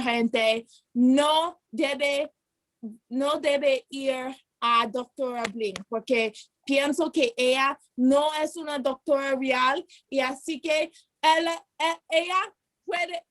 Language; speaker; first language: Spanish; non-native, learner; English